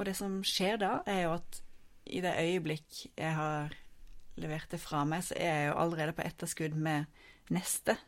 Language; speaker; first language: Norwegian; native; Norwegian